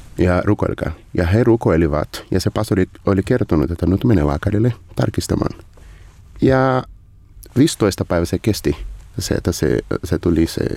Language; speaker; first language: Finnish; non-native, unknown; Portuguese